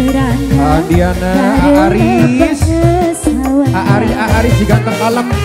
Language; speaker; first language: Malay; non-native, local second language; Sundanese